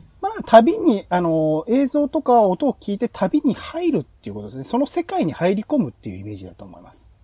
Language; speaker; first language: Japanese; native; Japanese